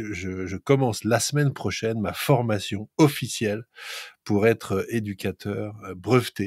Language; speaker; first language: French; native; French